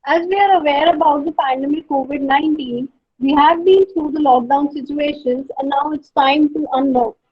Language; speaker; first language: English; non-native, local second language; Hindi